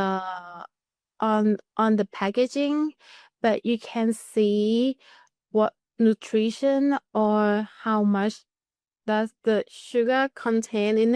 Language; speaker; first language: English; non-native, learner; Thai